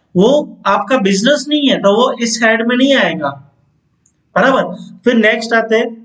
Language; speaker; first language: Hindi; non-native, local second language; Gujarati